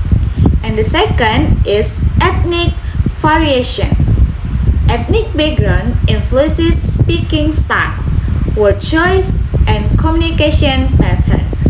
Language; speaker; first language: English; non-native, local second language; Indonesian